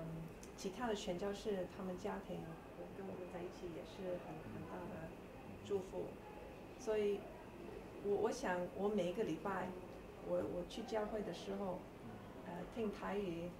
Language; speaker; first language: Chinese; early bilingual, heritage; English